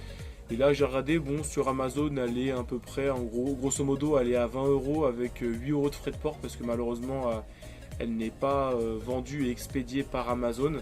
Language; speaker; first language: French; native; French